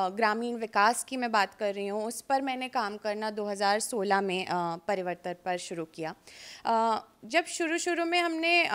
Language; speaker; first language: Hindi; native; Hindi